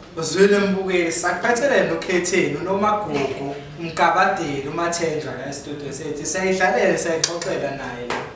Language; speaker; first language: Zulu; native; Zulu